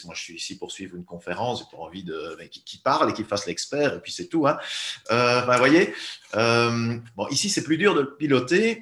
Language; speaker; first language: French; native; French